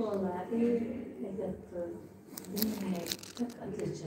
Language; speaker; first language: Russian; non-native, learner; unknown